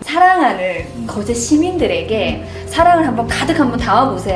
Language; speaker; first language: Korean; native; Korean